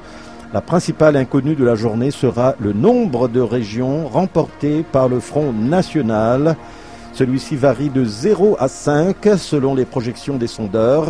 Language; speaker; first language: French; native; French